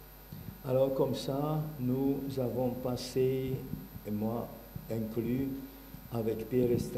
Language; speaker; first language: French; non-native, learner; Bulgarian